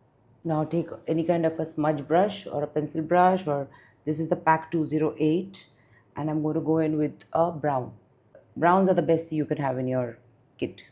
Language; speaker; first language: English; non-native, local second language; Bangla